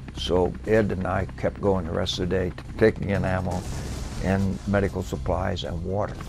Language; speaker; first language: English; native; English